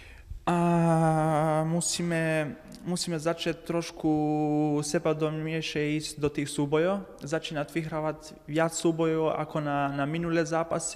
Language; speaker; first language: Slovak; non-native, learner; Macedonian